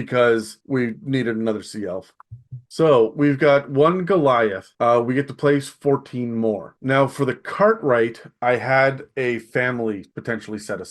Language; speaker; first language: English; native; English